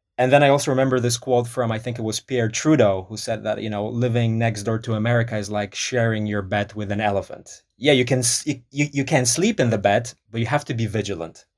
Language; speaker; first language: English; non-native, fluent; Polish